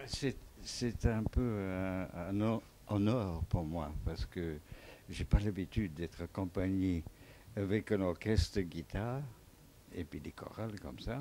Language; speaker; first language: French; non-native, fluent; English